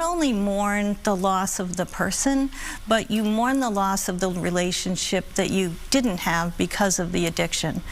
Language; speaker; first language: English; native; English